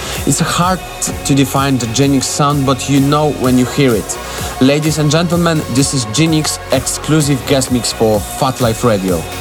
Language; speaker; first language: English; non-native, fluent; Polish